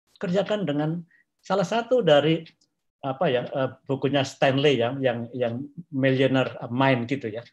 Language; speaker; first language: Indonesian; non-native, local second language; Javanese